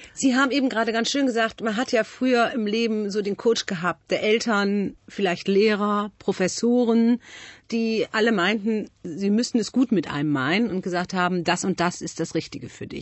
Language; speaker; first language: German; native; German